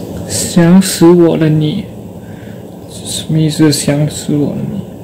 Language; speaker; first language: Chinese; non-native, fluent; Thai